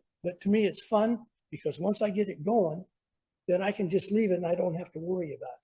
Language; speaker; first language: English; native; English